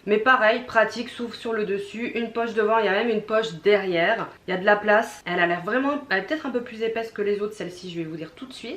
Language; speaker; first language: French; native; French